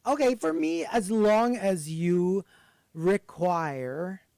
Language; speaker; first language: English; non-native, local second language; Filipino